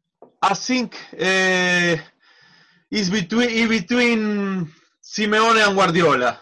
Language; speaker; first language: English; non-native, learner; Spanish